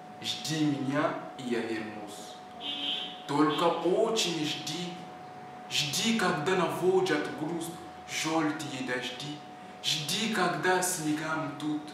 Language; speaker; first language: Russian; non-native, learner; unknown